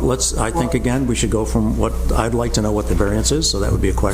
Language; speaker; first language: English; native; English